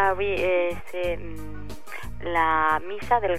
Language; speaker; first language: French; non-native, fluent; Spanish